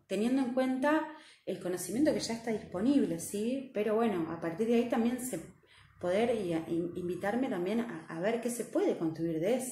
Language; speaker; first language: Spanish; native; Spanish